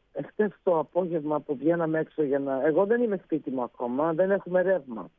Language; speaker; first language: Greek; early bilingual, heritage; Greek